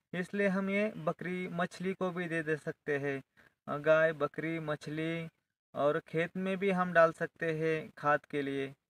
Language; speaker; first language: Hindi; non-native, local second language; Marathi